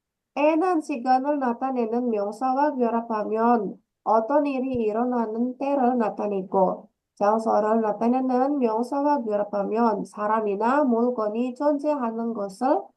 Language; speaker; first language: Korean; non-native, fluent; Indonesian